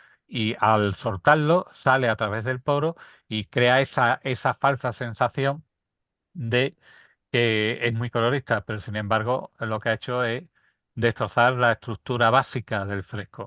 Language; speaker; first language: Spanish; native; Spanish